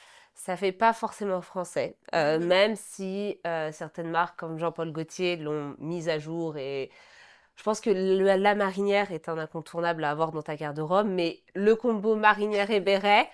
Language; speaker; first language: French; native; French